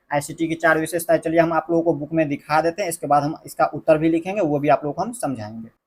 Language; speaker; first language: Hindi; native; Hindi